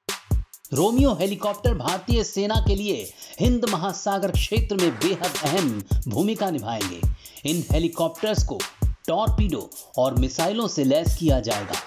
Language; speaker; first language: Hindi; native; Hindi